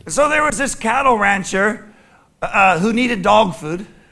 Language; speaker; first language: English; native; English